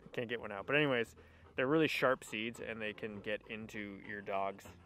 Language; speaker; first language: English; native; English